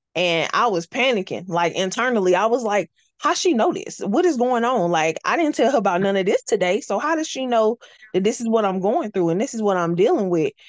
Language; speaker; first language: English; native; English